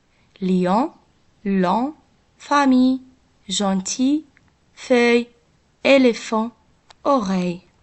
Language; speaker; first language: French; non-native, local second language; Arabic